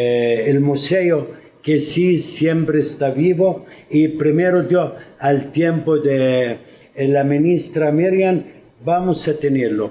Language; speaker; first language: Spanish; non-native, fluent; Arabic